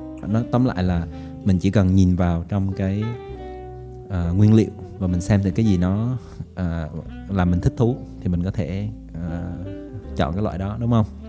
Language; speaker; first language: Vietnamese; native; Vietnamese